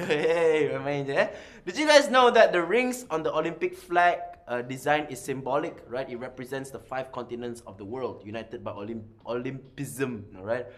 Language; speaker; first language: English; non-native, local second language; Malay